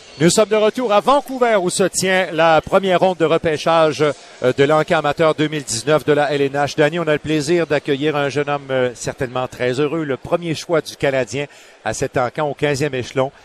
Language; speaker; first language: French; native; French